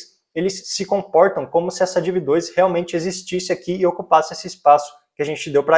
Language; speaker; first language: Portuguese; native; Portuguese